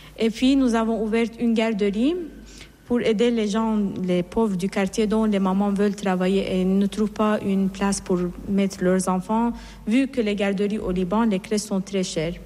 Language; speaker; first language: French; non-native, fluent; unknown